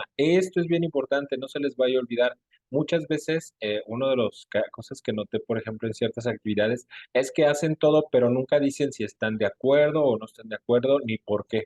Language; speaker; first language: Spanish; native; Spanish